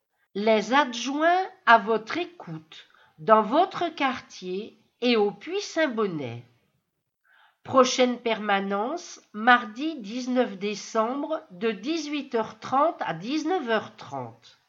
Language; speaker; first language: French; native; French